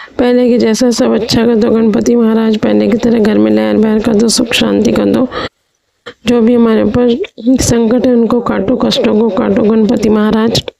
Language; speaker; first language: Hindi; native; Hindi